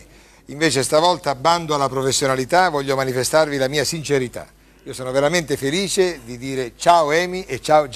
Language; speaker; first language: Italian; native; Italian